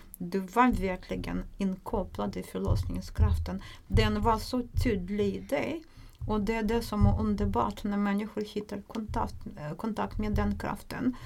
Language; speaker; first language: Swedish; non-native, fluent; Russian